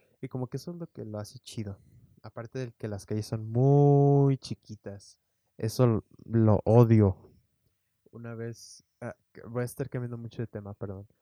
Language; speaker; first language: Spanish; early bilingual, heritage; Spanish